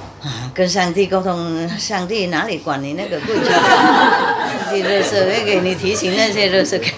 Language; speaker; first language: Chinese; non-native, fluent; Vietnamese